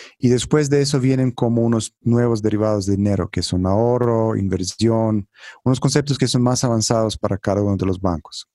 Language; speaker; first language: Spanish; non-native, fluent; Croatian